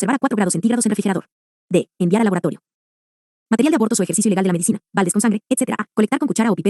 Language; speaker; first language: Spanish; native; Spanish